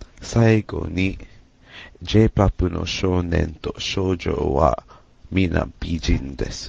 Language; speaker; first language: Japanese; non-native, learner; English